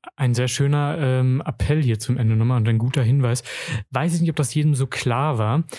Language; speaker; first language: German; native; German